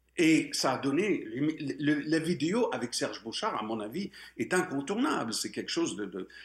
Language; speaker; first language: French; non-native, local second language; Arabic